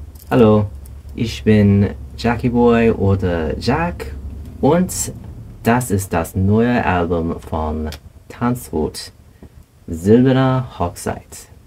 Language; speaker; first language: German; non-native, learner; English